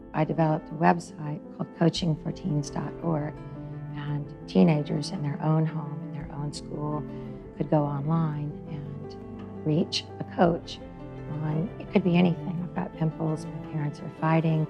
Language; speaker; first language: English; native; English